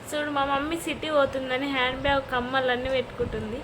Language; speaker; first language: Telugu; native; Telugu